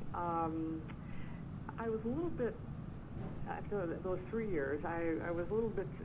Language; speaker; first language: English; native; English